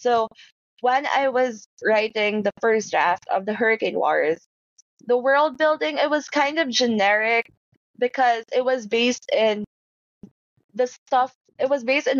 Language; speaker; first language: English; non-native, local second language; Hiligaynon